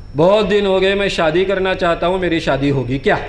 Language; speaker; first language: Hindi; non-native, local second language; Marathi